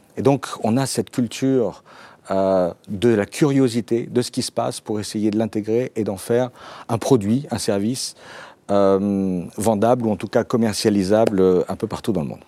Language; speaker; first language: French; native; French